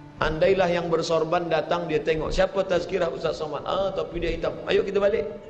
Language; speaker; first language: Malay; native; Malay